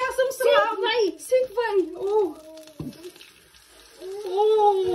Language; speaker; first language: Bulgarian; non-native, local second language; Filipino